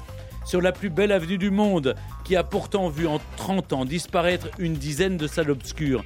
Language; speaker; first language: French; native; French